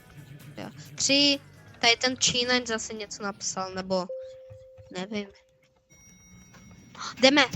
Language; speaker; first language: Czech; early bilingual, other home language; Russian